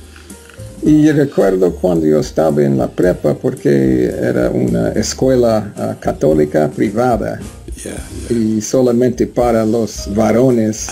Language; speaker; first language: Spanish; non-native, learner; English